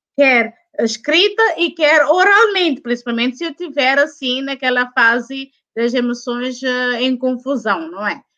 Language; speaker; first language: Portuguese; non-native, local second language; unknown